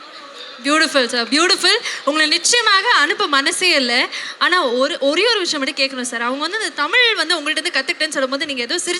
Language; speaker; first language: Tamil; native; Tamil